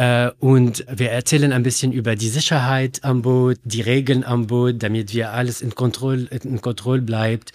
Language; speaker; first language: German; non-native, learner; Arabic